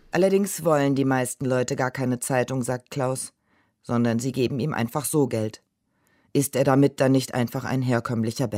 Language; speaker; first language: German; native; German